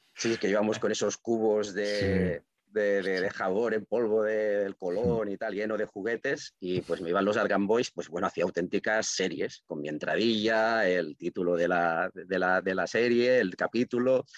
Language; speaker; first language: Spanish; non-native, local second language; Catalan